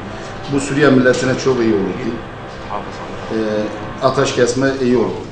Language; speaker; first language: Turkish; non-native, fluent; Arabic